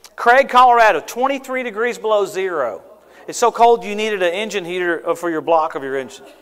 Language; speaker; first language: English; native; English